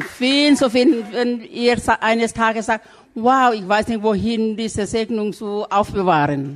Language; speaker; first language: German; non-native, fluent; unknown